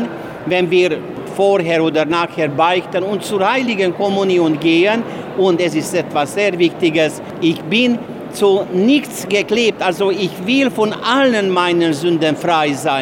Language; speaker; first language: German; non-native, fluent; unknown